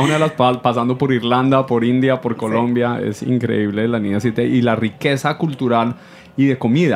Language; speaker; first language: Spanish; native; Spanish